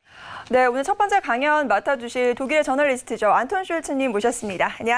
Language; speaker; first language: Korean; native; Korean